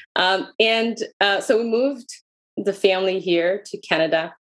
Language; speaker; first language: English; non-native, fluent; Hebrew